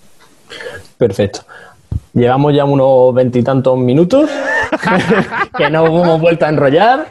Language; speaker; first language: Spanish; native; Spanish